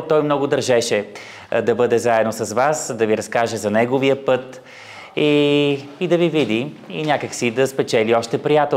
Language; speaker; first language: Bulgarian; native; Bulgarian